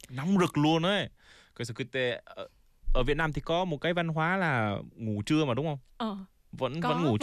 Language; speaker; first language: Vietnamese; non-native, fluent; Korean